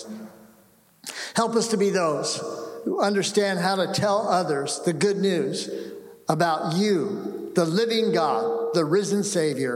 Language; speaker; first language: English; native; English